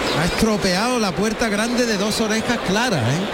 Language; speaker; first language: Spanish; native; Spanish